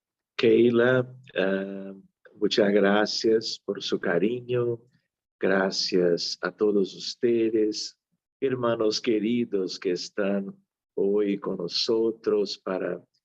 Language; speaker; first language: Spanish; non-native, fluent; Portuguese